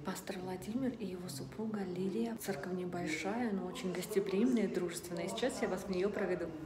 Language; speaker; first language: Russian; native; Russian